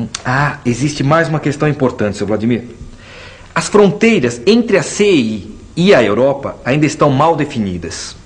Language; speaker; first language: Portuguese; native; Portuguese